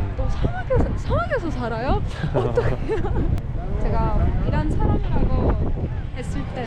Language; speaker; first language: Korean; non-native, learner; Persian